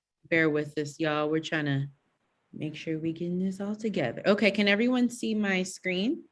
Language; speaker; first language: English; native; English